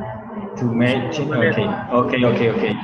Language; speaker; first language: English; non-native, learner; Spanish